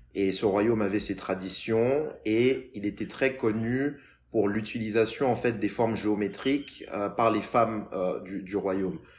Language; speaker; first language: French; non-native, local second language; Lingala